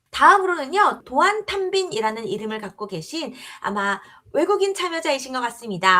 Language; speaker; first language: Korean; native; Korean